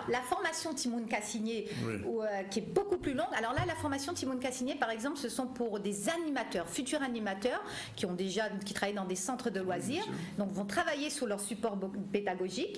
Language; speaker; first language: French; native; French